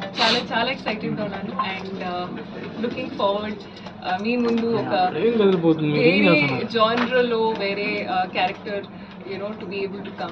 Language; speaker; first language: Telugu; non-native, learner; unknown